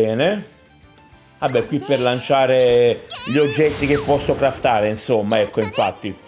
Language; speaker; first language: Italian; native; Italian